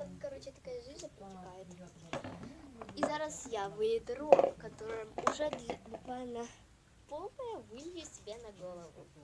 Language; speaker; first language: Russian; non-native, local second language; Ukrainian